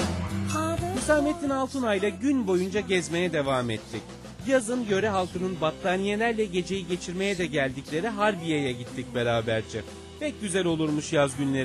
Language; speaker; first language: Turkish; native; Turkish